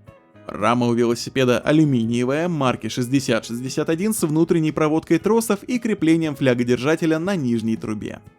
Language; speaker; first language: Russian; native; Russian